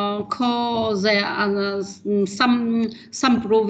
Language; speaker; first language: English; non-native, learner; Vietnamese